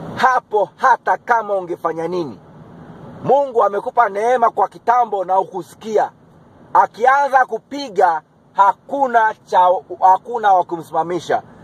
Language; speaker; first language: Swahili; native; Swahili